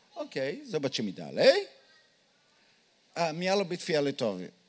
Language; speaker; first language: Polish; non-native, learner; Hebrew